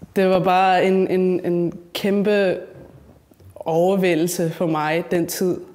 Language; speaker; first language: Danish; early bilingual, other home language; Spanish